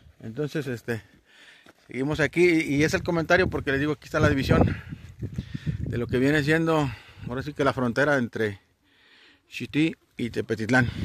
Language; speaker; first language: Spanish; native; Spanish